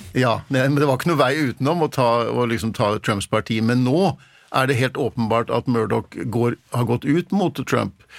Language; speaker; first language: Norwegian; native; Norwegian